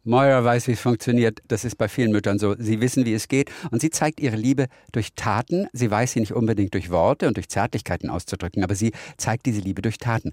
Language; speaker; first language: German; native; German